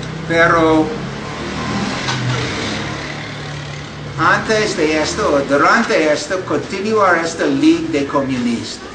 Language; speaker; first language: Spanish; non-native, fluent; English